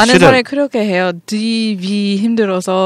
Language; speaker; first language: Korean; non-native, learner; English